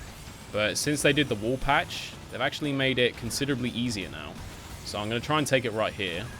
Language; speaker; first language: English; native; English